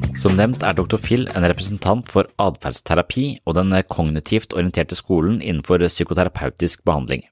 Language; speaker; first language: Norwegian; native; Norwegian